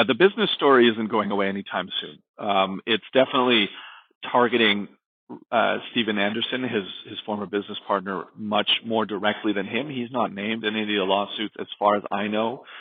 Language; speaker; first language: English; native; English